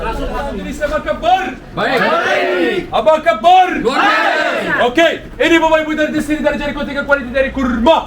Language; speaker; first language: Indonesian; non-native, learner; Arabic